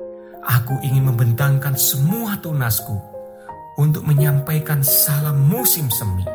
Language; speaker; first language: Indonesian; native; Indonesian